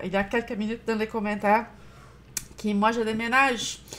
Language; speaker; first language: French; non-native, fluent; Portuguese